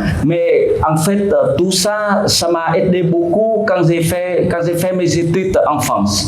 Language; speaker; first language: French; non-native, fluent; Vietnamese